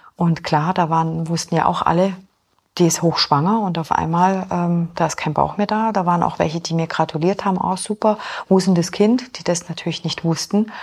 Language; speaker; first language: German; early bilingual, other home language; Polish